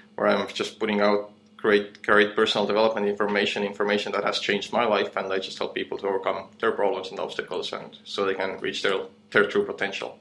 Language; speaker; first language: English; non-native, fluent; Estonian